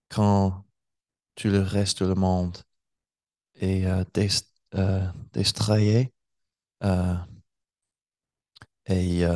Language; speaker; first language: French; non-native, learner; English